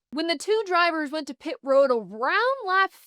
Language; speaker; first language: English; native; English